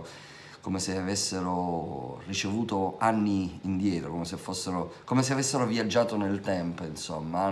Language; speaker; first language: Italian; native; Italian